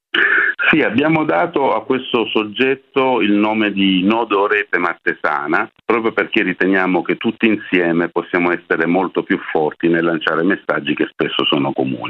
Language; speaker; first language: Italian; native; Italian